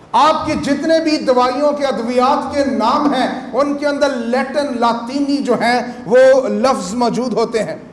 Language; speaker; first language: Urdu; native; Urdu